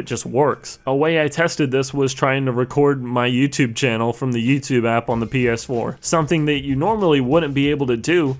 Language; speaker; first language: English; native; English